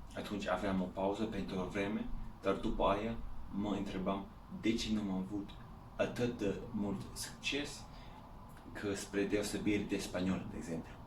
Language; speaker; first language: Romanian; non-native, learner; English